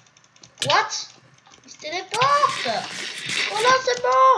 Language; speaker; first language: French; native; French